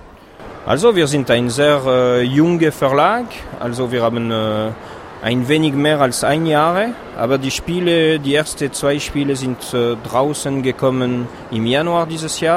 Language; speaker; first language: German; non-native, fluent; French